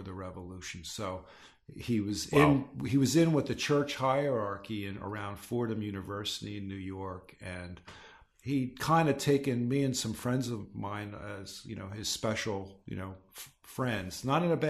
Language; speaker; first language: English; native; English